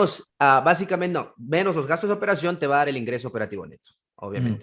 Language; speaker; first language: Spanish; native; Spanish